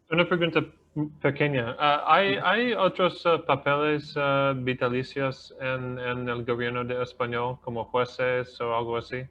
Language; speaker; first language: Spanish; non-native, fluent; English